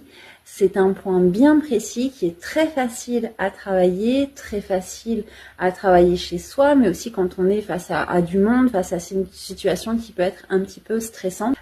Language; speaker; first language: French; native; French